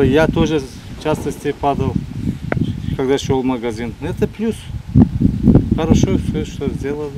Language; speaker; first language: Russian; non-native, local second language; Gagauz